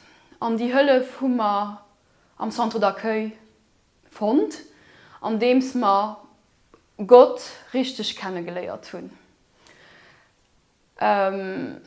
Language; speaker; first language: German; non-native, local second language; Luxembourgish